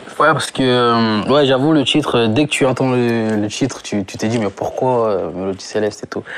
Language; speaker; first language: French; non-native, local second language; Lingala